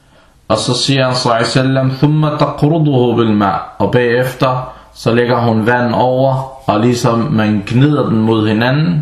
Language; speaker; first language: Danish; non-native, fluent; Arabic